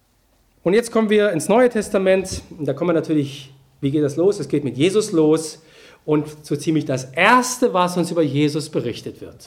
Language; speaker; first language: German; native; German